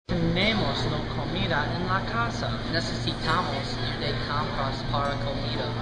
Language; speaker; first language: Spanish; non-native, learner; English